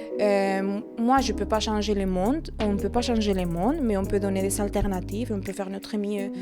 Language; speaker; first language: French; non-native, fluent; Spanish